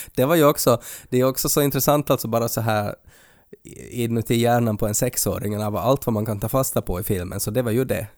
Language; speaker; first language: Swedish; native; Swedish